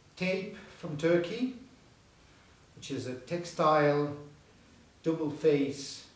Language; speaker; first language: English; non-native, fluent; Spanish